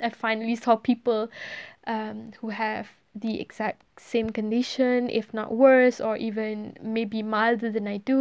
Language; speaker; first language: English; non-native, local second language; Malay